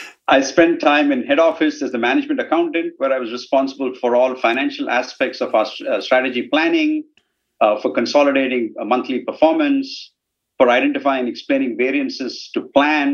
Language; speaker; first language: English; non-native, local second language; Tamil